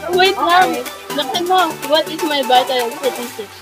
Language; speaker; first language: Filipino; native; Filipino